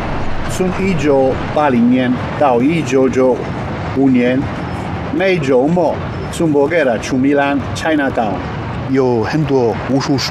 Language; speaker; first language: Chinese; non-native, learner; Italian